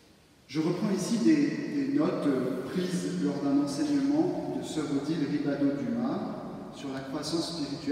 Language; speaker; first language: French; native; French